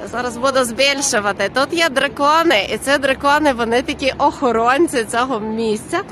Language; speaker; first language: Ukrainian; native; Ukrainian